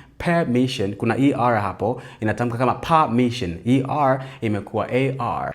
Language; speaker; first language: Swahili; native; Swahili